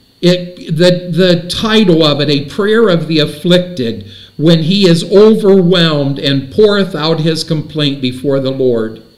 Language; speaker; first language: English; native; English